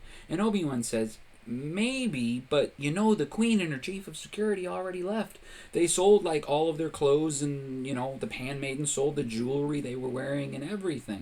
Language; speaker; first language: English; native; English